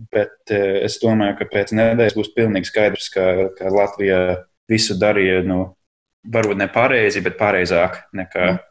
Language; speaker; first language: Latvian; non-native, fluent; English